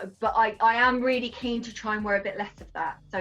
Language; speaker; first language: English; native; English